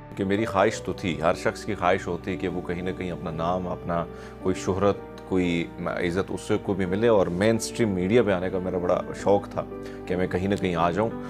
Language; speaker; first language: Urdu; non-native, local second language; Pashto